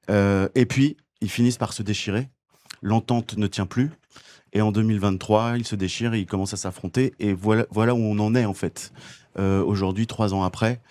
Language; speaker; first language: French; native; French